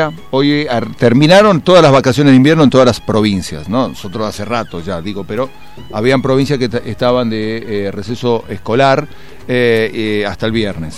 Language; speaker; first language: Spanish; native; Spanish